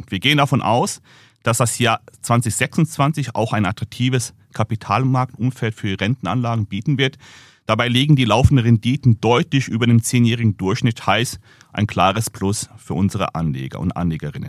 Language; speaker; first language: German; native; German